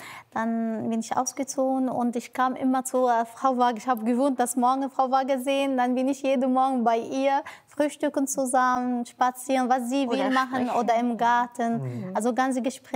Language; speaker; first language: German; non-native, learner; Arabic